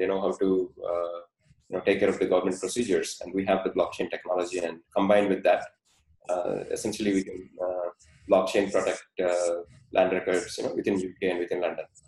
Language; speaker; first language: English; non-native, fluent; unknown